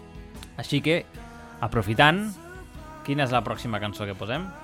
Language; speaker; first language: Catalan; native; Catalan